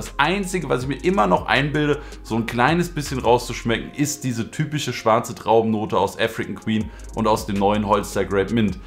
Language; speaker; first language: German; native; German